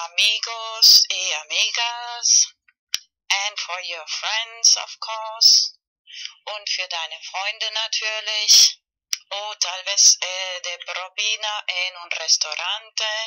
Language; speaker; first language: Spanish; non-native, learner; German